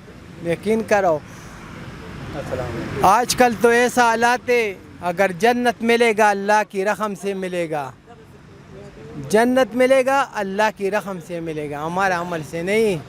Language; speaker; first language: Hindi; non-native, local second language; Pashto